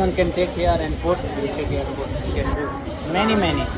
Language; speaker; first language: English; non-native, learner; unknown